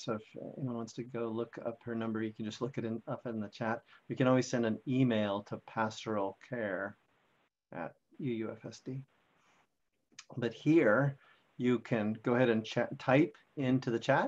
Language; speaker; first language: English; native; English